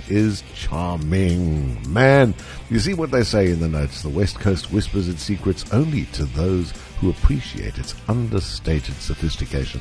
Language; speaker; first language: English; native; English